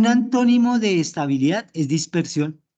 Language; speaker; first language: Spanish; native; Spanish